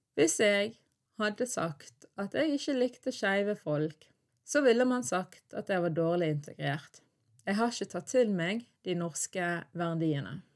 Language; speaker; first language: Norwegian; native; Norwegian